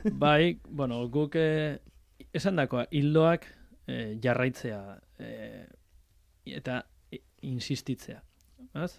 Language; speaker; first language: Basque; native; Basque